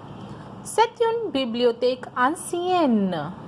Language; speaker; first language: French; non-native, fluent; Hindi